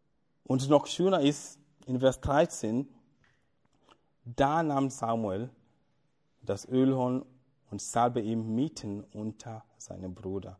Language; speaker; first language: German; non-native, fluent; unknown